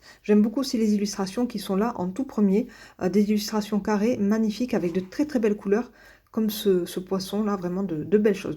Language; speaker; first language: French; native; French